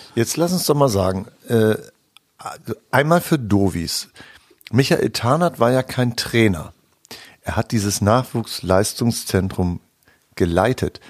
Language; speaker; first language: German; native; German